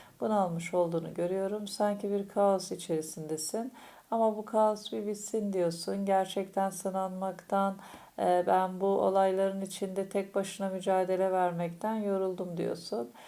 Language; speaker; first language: Turkish; native; Turkish